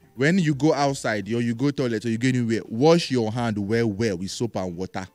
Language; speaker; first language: Nigerian Pidgin; native; Nigerian Pidgin